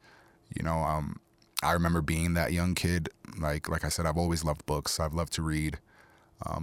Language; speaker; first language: English; early bilingual, other home language; Spanish